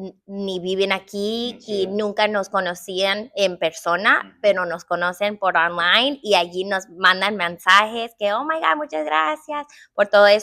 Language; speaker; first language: Spanish; early bilingual, heritage; English